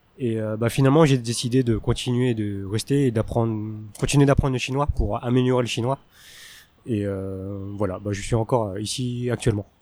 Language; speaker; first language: French; early bilingual, other home language; Min Nan Chinese